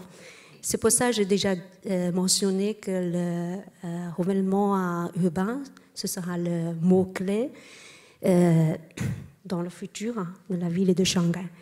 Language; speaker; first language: French; non-native, learner; Chinese